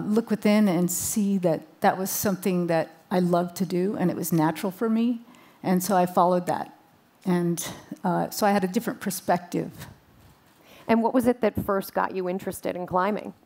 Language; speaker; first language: English; native; English